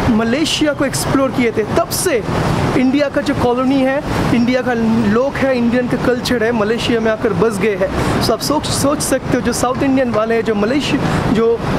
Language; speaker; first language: Hindi; non-native, local second language; Bangla